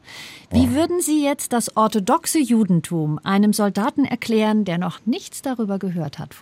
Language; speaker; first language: German; native; German